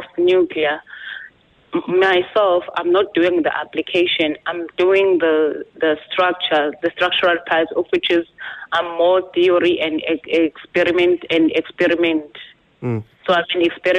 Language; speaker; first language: English; non-native, local second language; Zulu